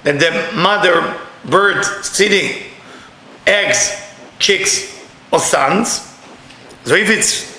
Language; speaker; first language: English; non-native, learner; Hebrew